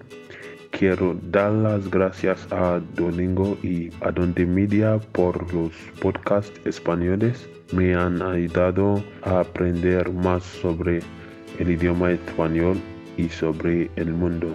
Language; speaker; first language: Spanish; non-native, learner; English